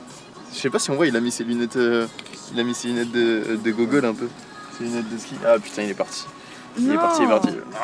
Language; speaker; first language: French; native; French